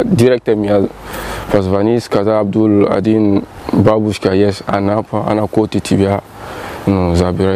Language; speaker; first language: Russian; non-native, learner; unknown